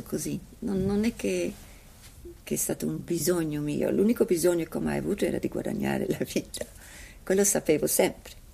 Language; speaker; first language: Italian; non-native, fluent; English